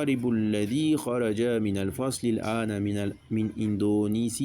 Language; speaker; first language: Arabic; non-native, fluent; French